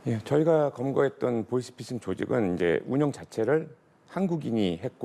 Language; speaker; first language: Korean; native; Korean